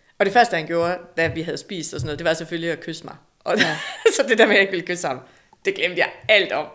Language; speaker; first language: Danish; native; Danish